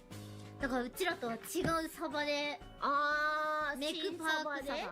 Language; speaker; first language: Japanese; native; Japanese